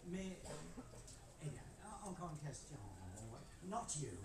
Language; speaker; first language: French; non-native, learner; English